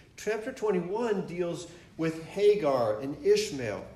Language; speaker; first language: English; native; English